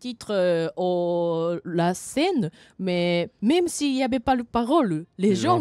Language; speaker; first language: French; non-native, fluent; Japanese